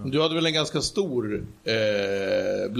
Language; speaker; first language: Swedish; native; Swedish